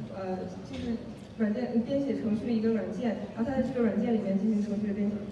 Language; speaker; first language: Chinese; native; Chinese